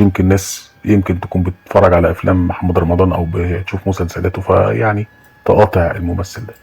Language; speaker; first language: Arabic; native; Arabic